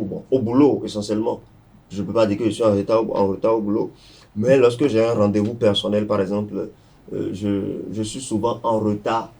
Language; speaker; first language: French; non-native, local second language; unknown